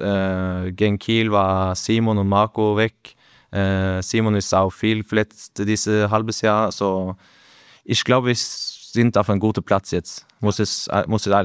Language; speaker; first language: German; non-native, learner; Norwegian